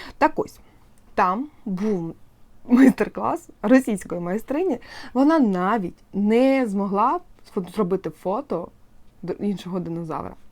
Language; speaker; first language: Ukrainian; non-native, local second language; Russian